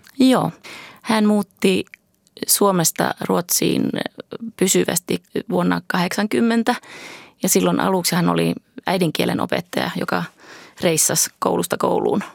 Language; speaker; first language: Finnish; early bilingual, heritage; Finnish